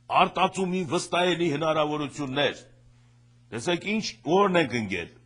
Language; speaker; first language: Armenian; native; Armenian